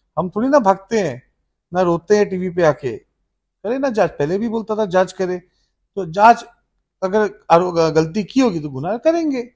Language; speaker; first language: Hindi; native; Hindi